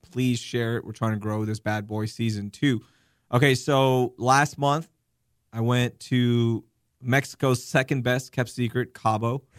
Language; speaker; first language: English; early bilingual, other home language; Urdu